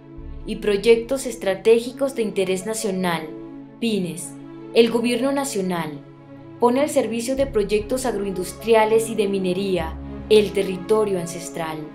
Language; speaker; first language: Spanish; native; Spanish